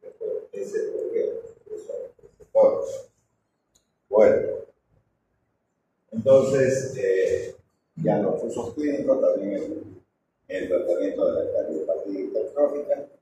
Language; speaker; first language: Spanish; native; Spanish